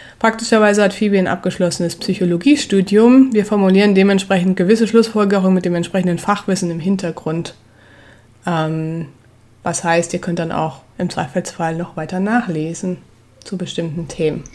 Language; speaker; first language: German; native; German